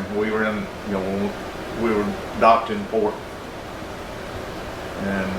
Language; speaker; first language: English; native; English